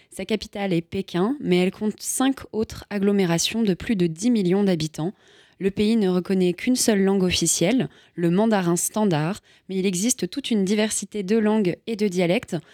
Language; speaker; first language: French; native; French